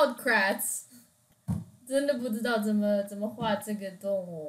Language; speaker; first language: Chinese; early bilingual, heritage; Chinese